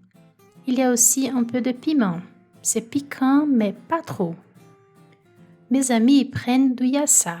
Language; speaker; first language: French; non-native, fluent; Portuguese